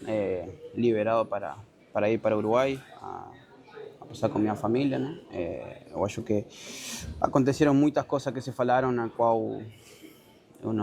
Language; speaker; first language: Portuguese; non-native, learner; Spanish